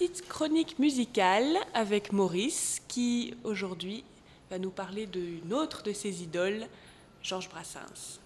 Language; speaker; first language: French; native; French